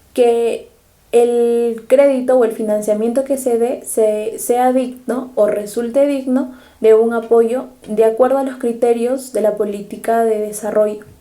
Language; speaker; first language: Spanish; native; Spanish